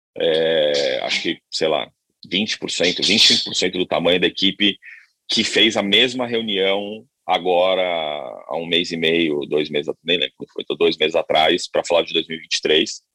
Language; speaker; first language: Portuguese; native; Portuguese